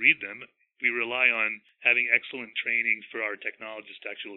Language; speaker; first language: English; native; English